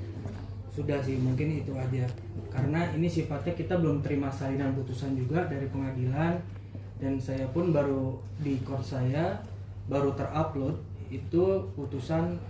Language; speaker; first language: Indonesian; native; Indonesian